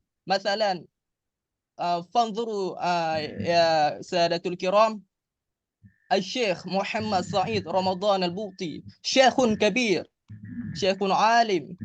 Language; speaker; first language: Arabic; non-native, learner; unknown